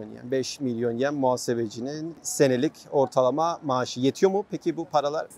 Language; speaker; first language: Turkish; native; Turkish